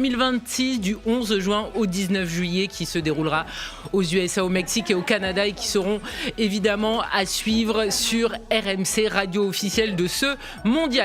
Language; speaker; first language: French; native; French